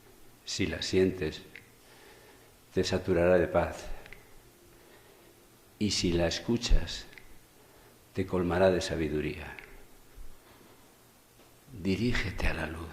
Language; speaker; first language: Spanish; native; Spanish